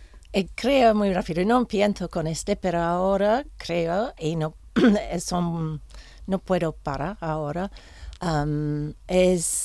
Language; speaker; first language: Spanish; non-native, learner; English